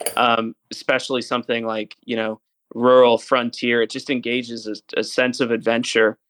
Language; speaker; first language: English; native; English